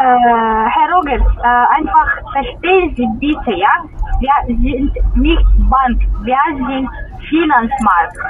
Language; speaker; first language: German; non-native, learner; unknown